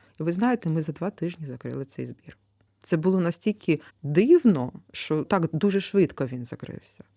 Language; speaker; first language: Ukrainian; native; Ukrainian